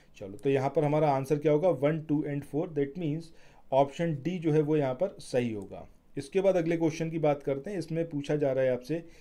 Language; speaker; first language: Hindi; native; Hindi